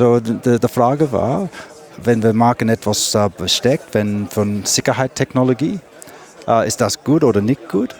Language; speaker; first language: German; non-native, learner; English